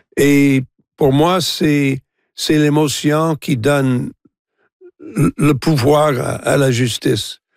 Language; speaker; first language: French; non-native, local second language; English